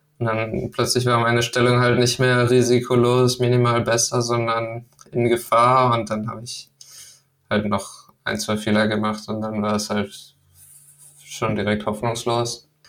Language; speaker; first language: German; early bilingual, other home language; Danish